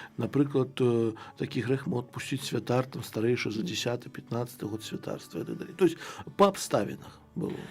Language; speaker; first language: Belarusian; non-native, local second language; Russian